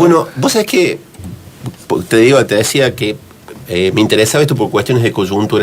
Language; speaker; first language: Spanish; native; Spanish